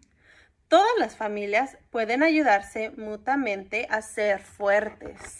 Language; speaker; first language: Spanish; early bilingual, heritage; Spanish